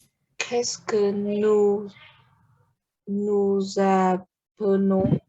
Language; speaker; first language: French; non-native, learner; Vietnamese